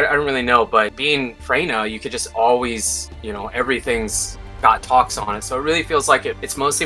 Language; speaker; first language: English; native; English